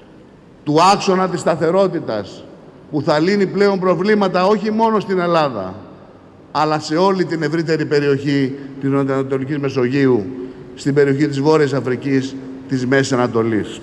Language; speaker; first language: Greek; native; Greek